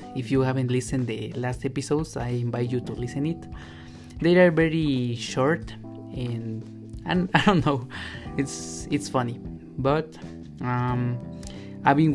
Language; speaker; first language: English; non-native, learner; Spanish